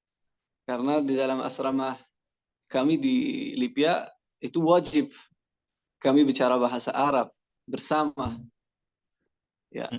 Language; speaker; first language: Indonesian; non-native, learner; Persian